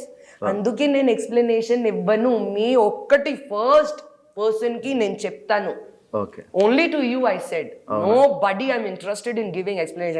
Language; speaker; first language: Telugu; non-native, local second language; Hindi